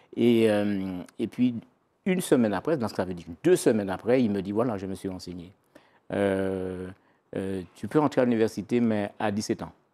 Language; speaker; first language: French; native; French